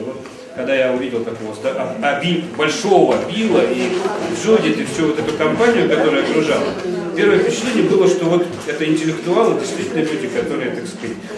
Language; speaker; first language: Russian; native; Russian